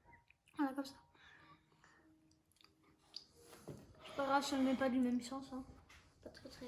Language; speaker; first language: French; native; French